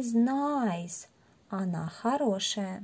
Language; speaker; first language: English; non-native, fluent; Russian